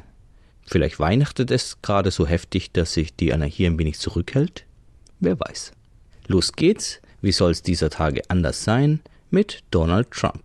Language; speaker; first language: German; native; German